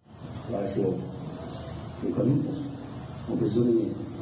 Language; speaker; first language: Portuguese; non-native, fluent; Spanish